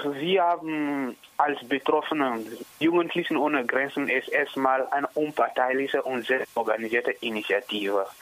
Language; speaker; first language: German; non-native, fluent; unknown